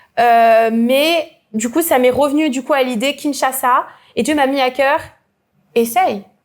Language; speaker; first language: French; native; French